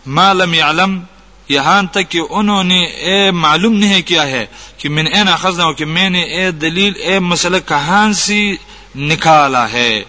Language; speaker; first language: Urdu; non-native, local second language; Pashto